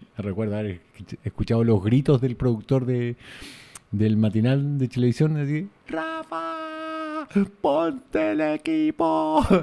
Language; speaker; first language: Spanish; native; Spanish